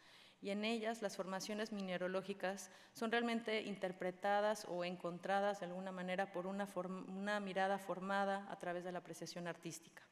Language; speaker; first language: Spanish; native; Spanish